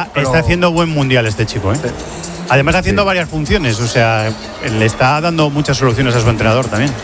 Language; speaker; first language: Spanish; native; Spanish